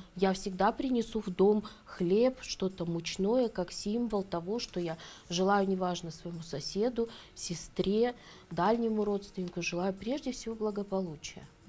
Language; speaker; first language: Russian; native; Russian